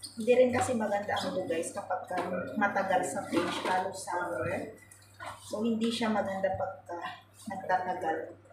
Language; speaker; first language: Filipino; native; Filipino